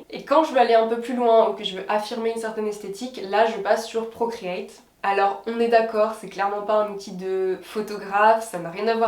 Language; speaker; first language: French; native; French